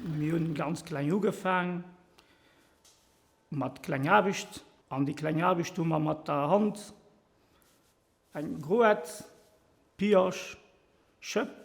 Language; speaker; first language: German; non-native, learner; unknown